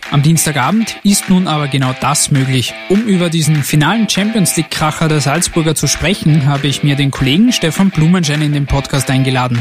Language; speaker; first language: German; native; German